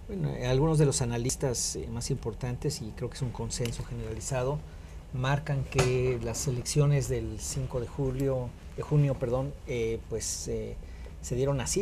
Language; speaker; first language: Spanish; native; Spanish